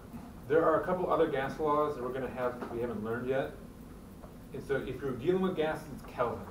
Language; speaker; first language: English; native; English